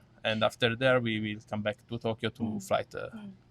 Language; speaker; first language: English; non-native, learner; Italian